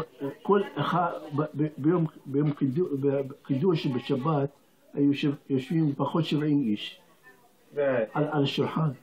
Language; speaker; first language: Hebrew; non-native, fluent; Arabic